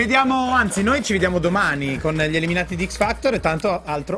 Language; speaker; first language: Italian; native; Italian